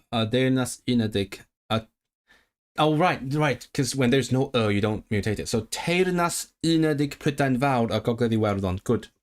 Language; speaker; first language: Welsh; non-native, learner; Cantonese